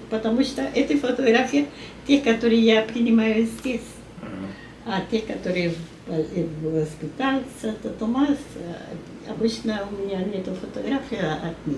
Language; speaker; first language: Russian; non-native, learner; Spanish